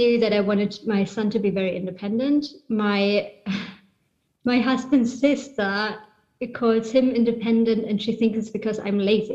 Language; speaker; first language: English; non-native, fluent; German